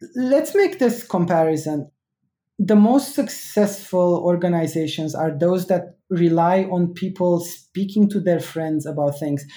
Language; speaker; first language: English; non-native, fluent; Romanian